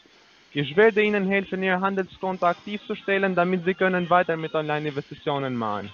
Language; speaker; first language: German; non-native, learner; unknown